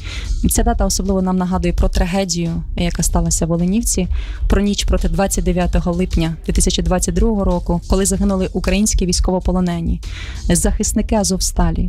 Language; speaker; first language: Ukrainian; native; Ukrainian